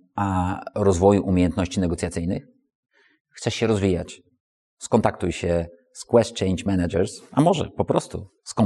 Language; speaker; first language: Polish; native; Polish